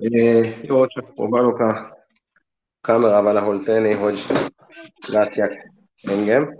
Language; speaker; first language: Hungarian; non-native, learner; Hebrew